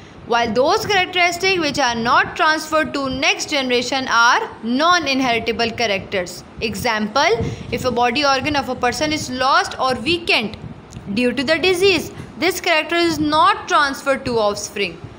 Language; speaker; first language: English; non-native, local second language; Urdu